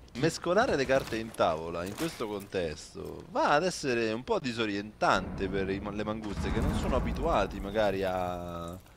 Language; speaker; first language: Italian; native; Italian